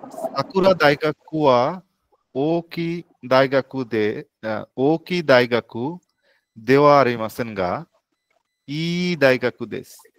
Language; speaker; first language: Japanese; non-native, learner; Bangla